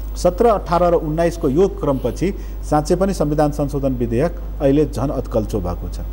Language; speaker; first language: Nepali; non-native, local second language; Maithili